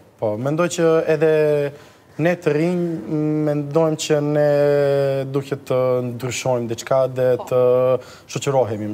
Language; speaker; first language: Albanian; non-native, learner; Serbian